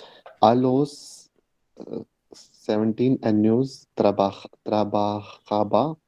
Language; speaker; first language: Spanish; non-native, learner; Hindi